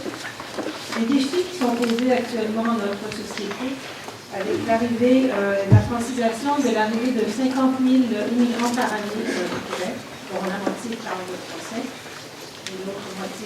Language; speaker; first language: French; native; French